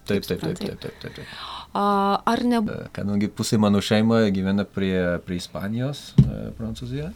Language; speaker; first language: Lithuanian; non-native, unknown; French